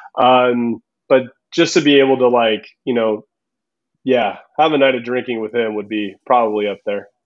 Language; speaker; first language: English; early bilingual, other home language; Spanish